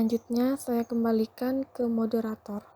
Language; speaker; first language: Indonesian; native; Indonesian